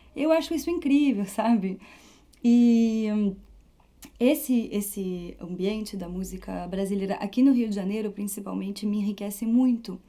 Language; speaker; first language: Portuguese; early bilingual, heritage; Portuguese